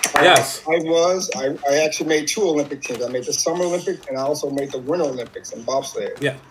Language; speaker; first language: English; native; English